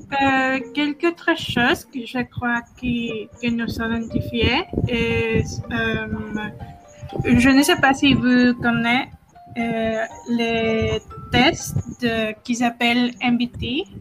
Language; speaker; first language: French; non-native, learner; Spanish